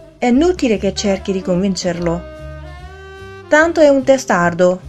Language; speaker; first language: Italian; non-native, fluent; Chinese